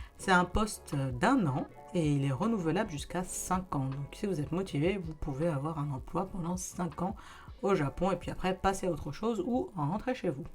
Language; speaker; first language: French; native; French